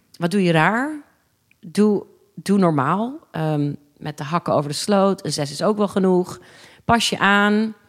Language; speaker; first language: Dutch; early bilingual, other home language; English